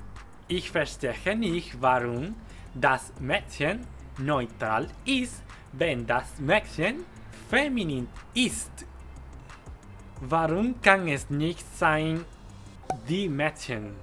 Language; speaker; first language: German; non-native, fluent; Spanish